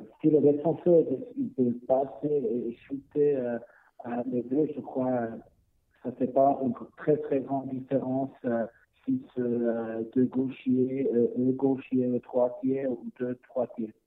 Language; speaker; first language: French; non-native, learner; Swiss German